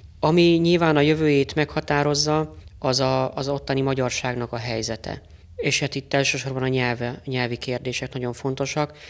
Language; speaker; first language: Hungarian; native; Hungarian